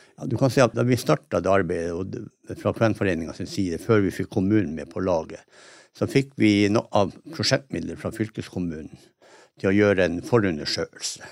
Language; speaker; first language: Norwegian; native; Norwegian